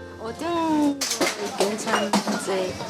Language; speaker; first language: Korean; non-native, learner; Chinese